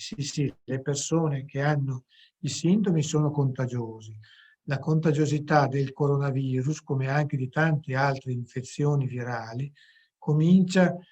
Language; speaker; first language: Italian; native; Italian